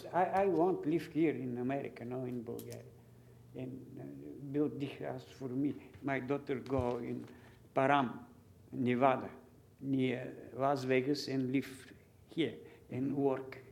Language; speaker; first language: English; non-native, learner; Bulgarian